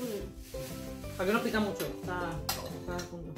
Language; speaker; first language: Spanish; native; Spanish